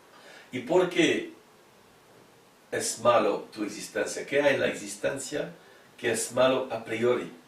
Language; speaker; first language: Spanish; non-native, fluent; French